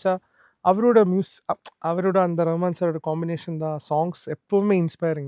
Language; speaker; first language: Tamil; non-native, learner; Malayalam